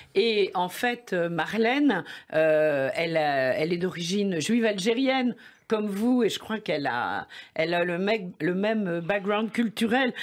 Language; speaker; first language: French; native; French